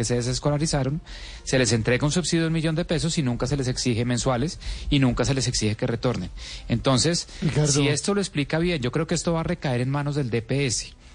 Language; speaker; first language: Spanish; native; Spanish